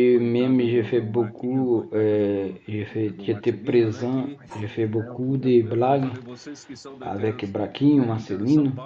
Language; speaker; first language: French; non-native, learner; Portuguese